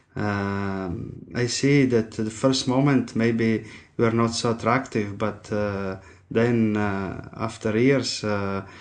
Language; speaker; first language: English; non-native, fluent; Italian